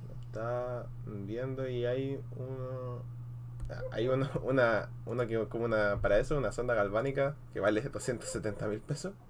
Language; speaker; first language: Spanish; native; Spanish